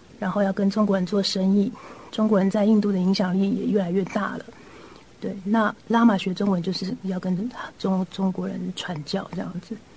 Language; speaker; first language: Chinese; native; Chinese